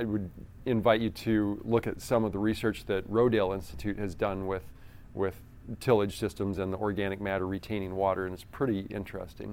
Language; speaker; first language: English; native; English